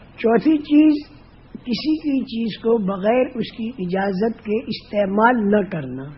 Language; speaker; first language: Urdu; non-native, local second language; Gujarati